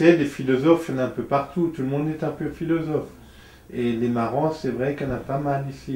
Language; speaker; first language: French; native; French